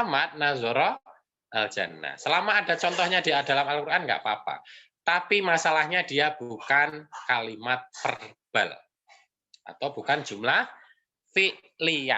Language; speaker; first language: Indonesian; native; Indonesian